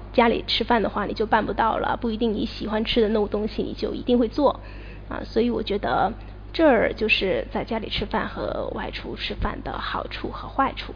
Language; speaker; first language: Chinese; native; Chinese